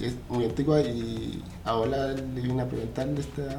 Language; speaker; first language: Spanish; non-native, learner; Haitian Creole